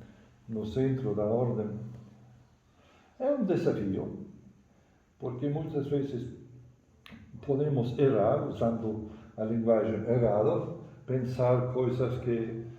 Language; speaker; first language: Portuguese; non-native, fluent; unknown